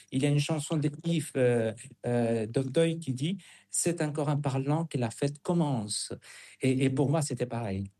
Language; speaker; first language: French; non-native, fluent; Spanish